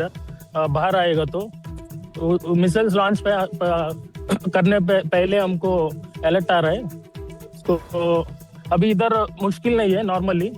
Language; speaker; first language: Hindi; non-native, local second language; Telugu